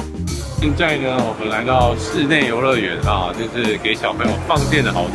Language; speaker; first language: Chinese; native; Chinese